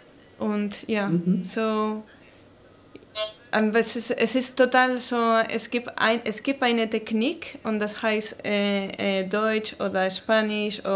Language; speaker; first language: German; non-native, learner; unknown